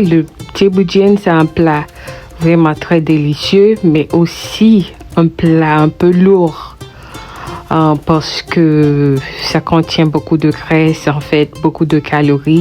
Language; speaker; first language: French; non-native, local second language; Haitian Creole